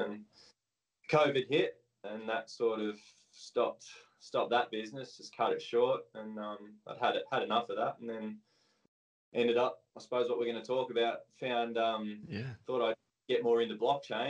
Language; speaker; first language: English; native; English